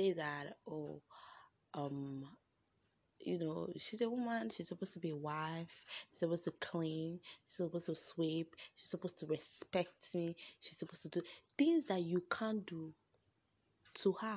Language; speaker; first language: English; non-native, local second language; Yoruba